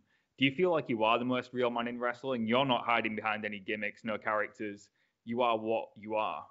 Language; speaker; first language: English; native; English